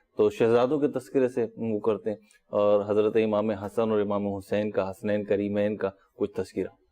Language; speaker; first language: Urdu; native; Urdu